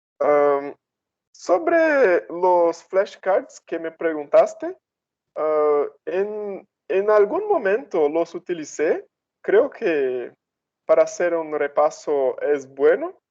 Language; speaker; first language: Spanish; non-native, fluent; Portuguese